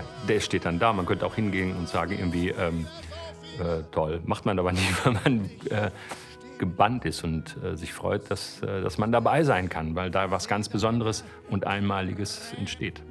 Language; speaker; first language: German; native; German